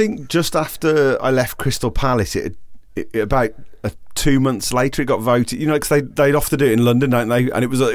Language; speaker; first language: English; native; English